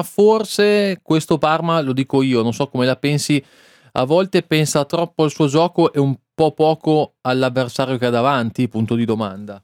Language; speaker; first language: Italian; native; Italian